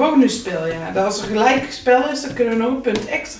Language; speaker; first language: Dutch; native; Dutch